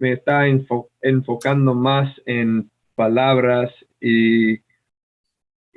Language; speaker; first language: Spanish; non-native, fluent; English